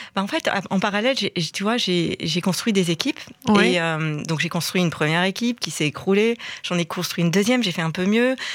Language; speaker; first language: French; native; French